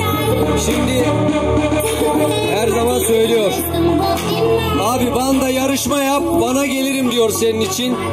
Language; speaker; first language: Turkish; native; Turkish